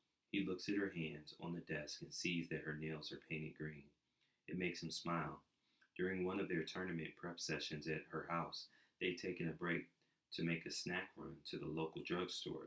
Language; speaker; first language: English; native; English